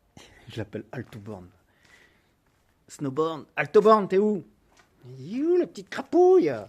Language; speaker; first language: French; native; French